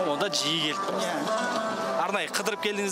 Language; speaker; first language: Kazakh; native; Kazakh